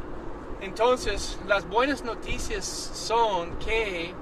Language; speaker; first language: Spanish; non-native, learner; English